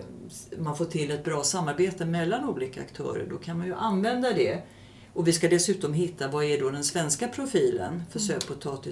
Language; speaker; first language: Swedish; native; Swedish